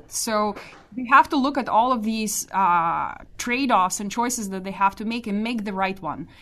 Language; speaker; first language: English; non-native, fluent; Russian